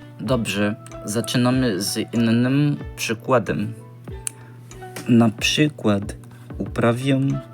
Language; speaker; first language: Polish; non-native, learner; Portuguese